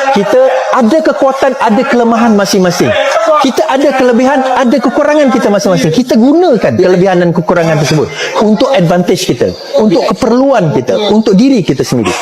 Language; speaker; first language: Malay; non-native, local second language; Chinese